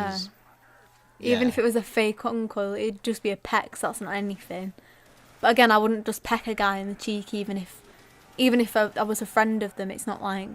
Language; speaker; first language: English; native; English